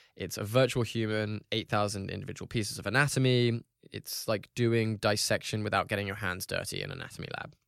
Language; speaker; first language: English; native; English